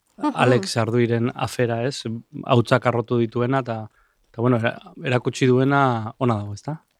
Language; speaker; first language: Basque; native; Basque